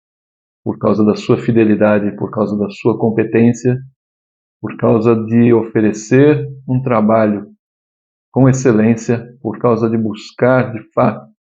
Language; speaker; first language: Portuguese; native; Portuguese